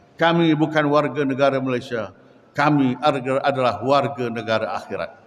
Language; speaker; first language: Malay; native; Malay